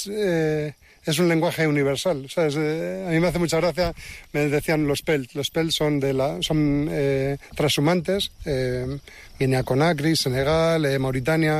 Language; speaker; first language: Spanish; native; Spanish